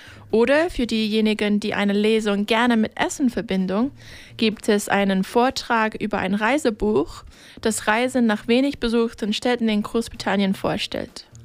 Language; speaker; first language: German; non-native, fluent; English